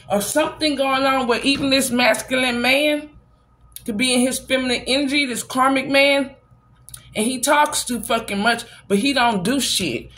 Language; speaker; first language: English; native; English